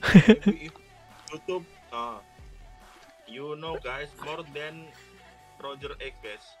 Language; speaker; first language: English; non-native, learner; Indonesian